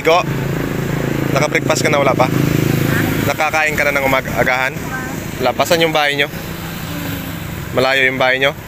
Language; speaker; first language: Filipino; non-native, local second language; Aklanon